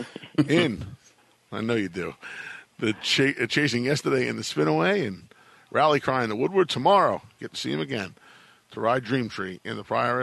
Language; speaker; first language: English; native; English